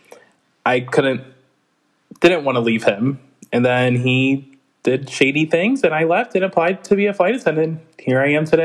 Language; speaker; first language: English; native; English